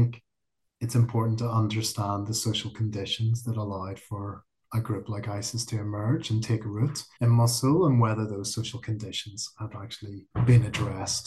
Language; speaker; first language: English; native; English